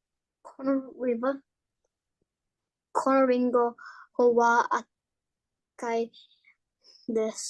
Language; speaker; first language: Japanese; non-native, learner; English